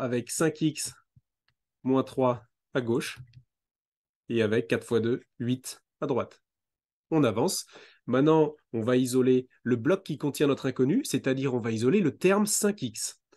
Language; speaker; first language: French; native; French